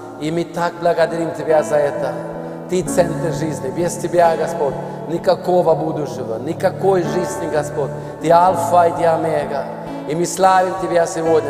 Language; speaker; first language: Russian; non-native, learner; Norwegian